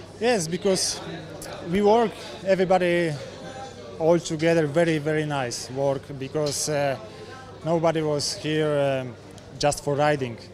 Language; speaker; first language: English; non-native, learner; Polish